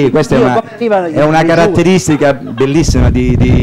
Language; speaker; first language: Italian; native; Italian